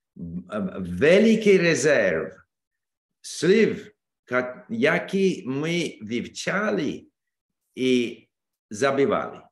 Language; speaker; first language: Ukrainian; non-native, learner; English